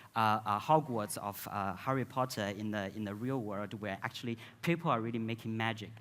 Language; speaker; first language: English; non-native, fluent; Chinese